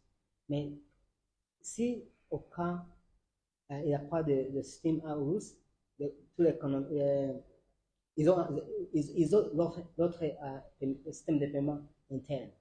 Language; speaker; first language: French; non-native, learner; Arabic